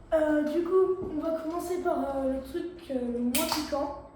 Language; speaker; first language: French; native; French